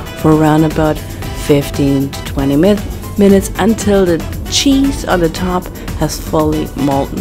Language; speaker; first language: English; non-native, fluent; German